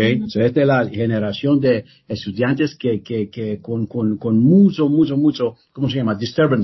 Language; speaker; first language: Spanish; non-native, learner; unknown